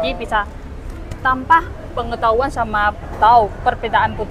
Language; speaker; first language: Indonesian; non-native, fluent; Chinese